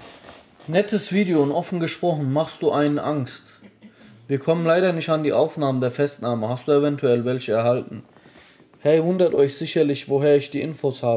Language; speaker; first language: German; native; German